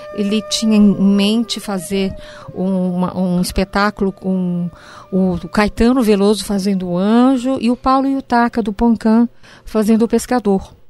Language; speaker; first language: Portuguese; early bilingual, other home language; Japanese